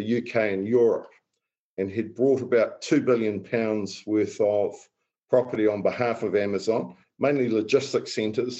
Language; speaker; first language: English; native; English